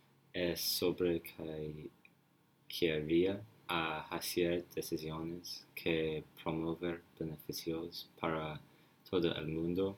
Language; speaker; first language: Spanish; non-native, learner; English